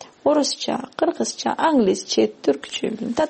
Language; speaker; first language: Kyrgyz; non-native, fluent; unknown